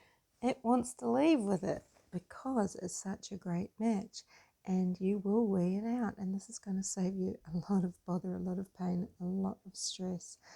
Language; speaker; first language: English; native; English